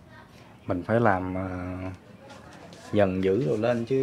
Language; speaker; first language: Vietnamese; native; Vietnamese